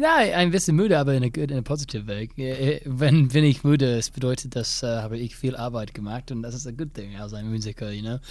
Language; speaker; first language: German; non-native, learner; English